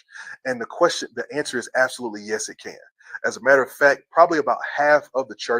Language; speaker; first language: English; native; English